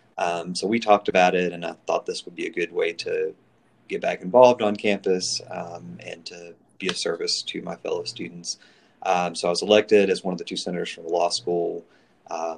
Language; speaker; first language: English; native; English